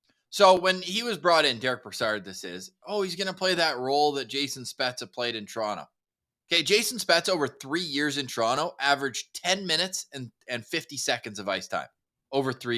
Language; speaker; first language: English; native; English